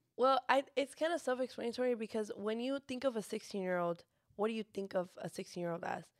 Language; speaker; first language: English; early bilingual, other home language; Spanish